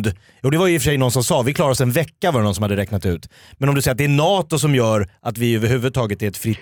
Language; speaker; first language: Swedish; native; Swedish